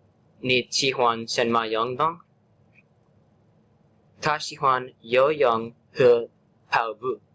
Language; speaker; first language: Chinese; non-native, learner; English